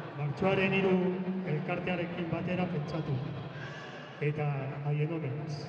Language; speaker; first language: Basque; non-native, local second language; Spanish